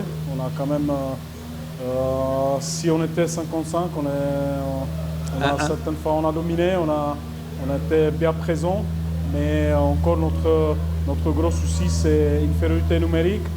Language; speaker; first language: French; non-native, fluent; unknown